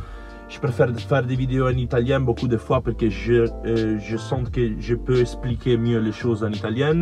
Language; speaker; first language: French; non-native, learner; Italian